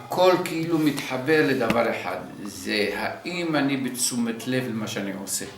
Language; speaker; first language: Hebrew; early bilingual, other home language; Arabic